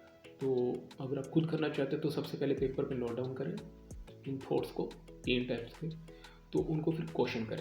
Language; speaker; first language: Hindi; non-native, local second language; Punjabi